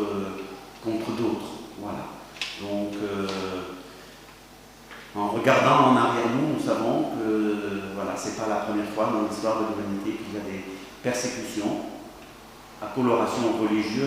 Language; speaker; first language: French; native; French